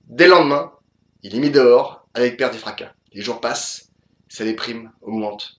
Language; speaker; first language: French; native; French